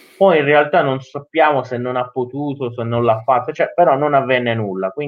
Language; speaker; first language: Italian; non-native, fluent; Persian